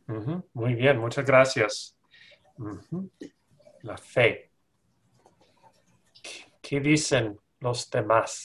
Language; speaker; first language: Spanish; non-native, learner; English